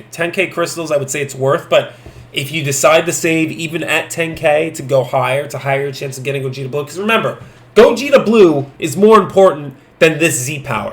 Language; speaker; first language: English; native; English